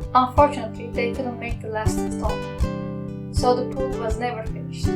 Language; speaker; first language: English; non-native, fluent; Turkish